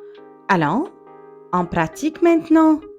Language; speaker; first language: French; non-native, fluent; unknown